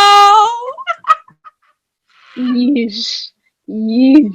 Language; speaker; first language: English; native; English